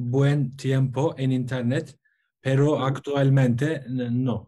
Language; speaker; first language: Spanish; non-native, learner; Turkish